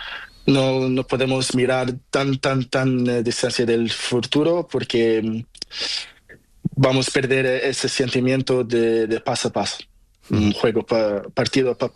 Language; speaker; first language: Spanish; non-native, learner; Portuguese